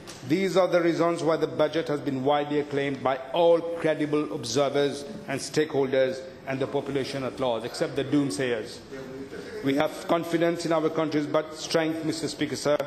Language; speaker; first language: English; non-native, local second language; Morisyen